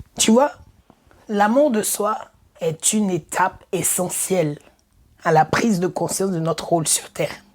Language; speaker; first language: French; early bilingual, other home language; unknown